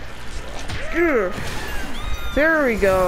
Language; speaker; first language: English; native; English